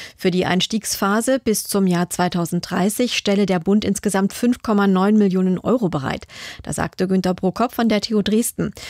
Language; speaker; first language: German; native; German